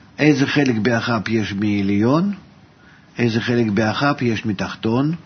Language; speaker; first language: Hebrew; non-native, fluent; Russian